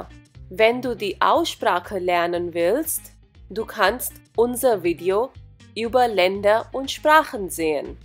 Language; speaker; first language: German; non-native, fluent; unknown